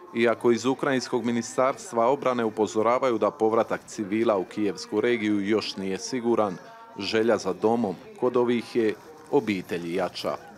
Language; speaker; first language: Croatian; native; Croatian